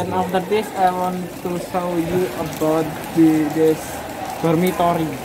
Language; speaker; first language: English; non-native, learner; Indonesian